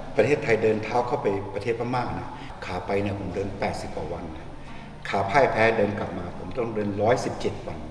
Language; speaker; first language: Thai; non-native, fluent; Chinese